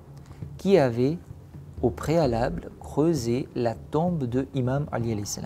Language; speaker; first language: French; native; French